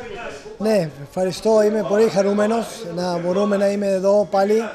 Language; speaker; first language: Greek; non-native, fluent; Spanish